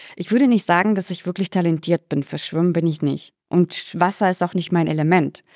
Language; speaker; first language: German; early bilingual, other home language; Russian